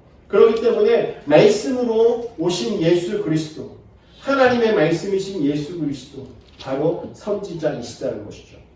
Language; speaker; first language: Korean; native; Korean